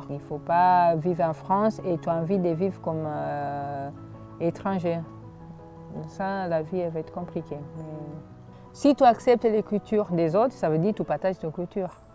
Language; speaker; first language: French; non-native, fluent; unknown